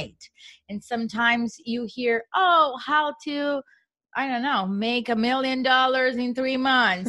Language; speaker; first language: English; non-native, fluent; Portuguese